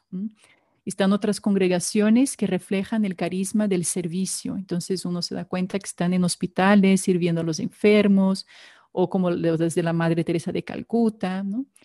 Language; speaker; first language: Spanish; non-native, fluent; Portuguese